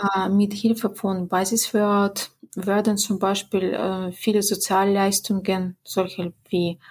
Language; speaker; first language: German; non-native, fluent; Russian